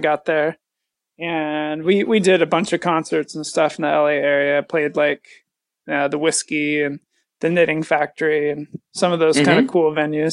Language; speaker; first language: English; native; English